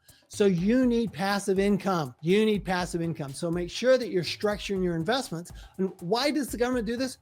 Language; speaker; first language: English; native; English